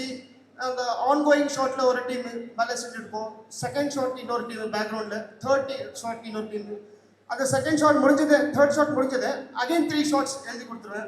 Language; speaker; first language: Tamil; non-native, local second language; Kannada